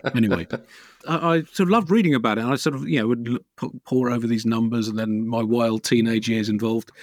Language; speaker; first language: English; native; English